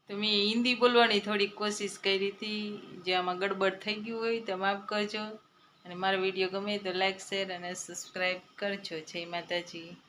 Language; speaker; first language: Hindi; non-native, local second language; Gujarati